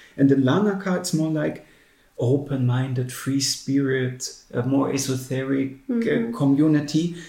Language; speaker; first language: English; non-native, fluent; German